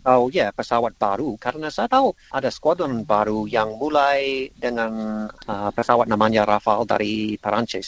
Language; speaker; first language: Indonesian; non-native, learner; English